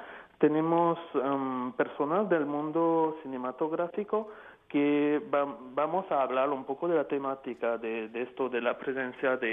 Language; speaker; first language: Spanish; non-native, fluent; French